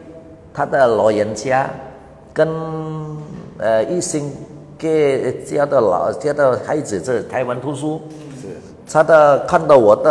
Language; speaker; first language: Chinese; non-native, learner; Hakka Chinese